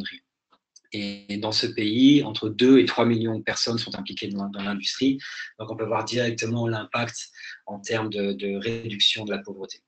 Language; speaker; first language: French; native; French